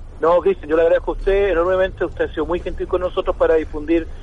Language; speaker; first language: Spanish; native; Spanish